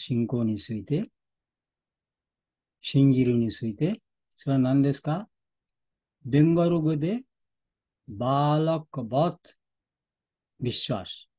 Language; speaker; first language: Japanese; non-native, fluent; Bangla